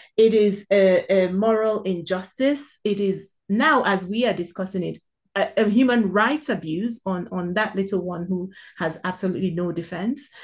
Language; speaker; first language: English; non-native, local second language; Igbo